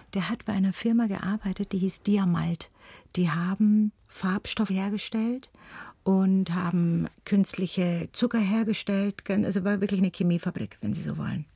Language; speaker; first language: German; early bilingual, other home language; Turkish